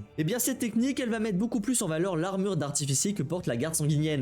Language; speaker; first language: French; native; French